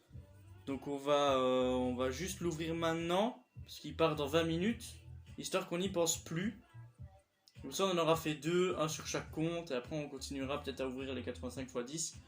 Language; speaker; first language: French; native; French